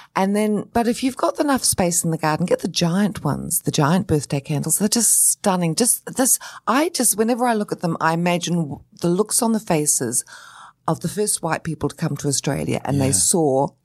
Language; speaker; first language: English; native; English